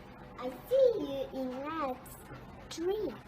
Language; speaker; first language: English; non-native, learner; Japanese